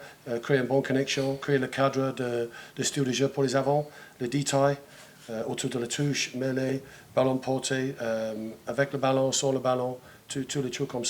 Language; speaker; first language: French; non-native, fluent; English